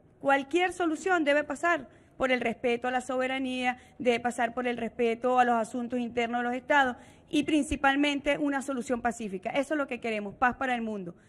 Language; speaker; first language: Spanish; native; Spanish